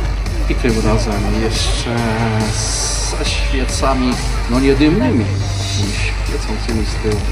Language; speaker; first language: Polish; native; Polish